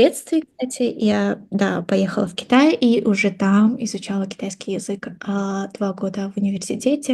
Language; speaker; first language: Russian; non-native, local second language; Kazakh